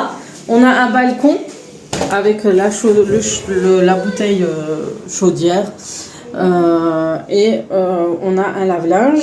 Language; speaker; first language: French; native; French